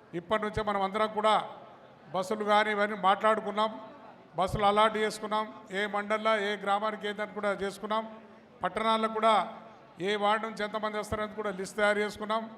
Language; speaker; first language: Telugu; native; Telugu